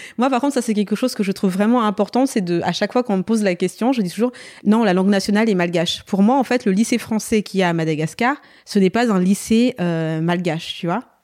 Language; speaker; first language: French; non-native, local second language; Malagasy